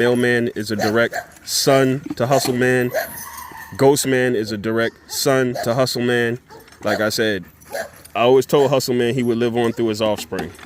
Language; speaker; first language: English; native; English